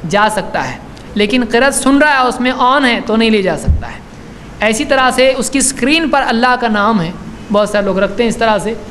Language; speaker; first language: Urdu; native; Urdu